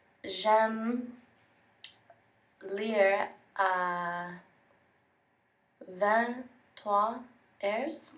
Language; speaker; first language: French; non-native, learner; English